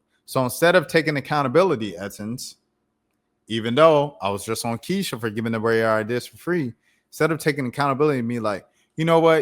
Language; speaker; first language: English; native; English